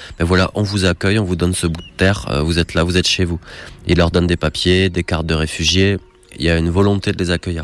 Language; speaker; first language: French; native; French